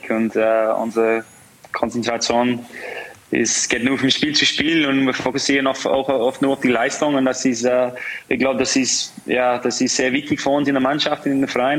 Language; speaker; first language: German; non-native, fluent; English